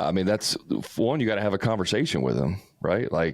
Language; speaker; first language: English; native; English